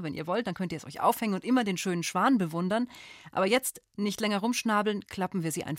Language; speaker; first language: German; native; German